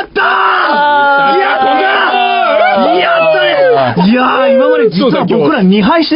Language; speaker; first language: Japanese; native; Japanese